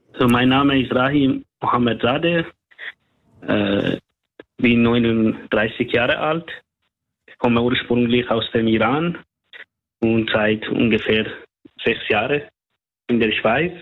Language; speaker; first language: German; non-native, fluent; Persian